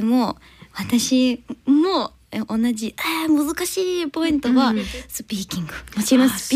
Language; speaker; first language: Japanese; non-native, learner; English